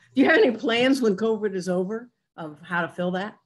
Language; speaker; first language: English; native; English